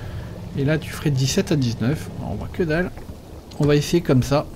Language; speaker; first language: French; native; French